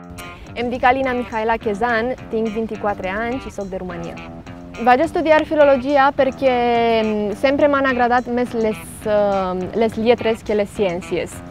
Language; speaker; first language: Catalan; non-native, fluent; Romanian